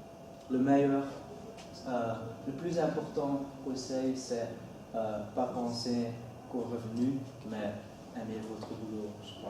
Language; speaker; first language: French; non-native, learner; Dutch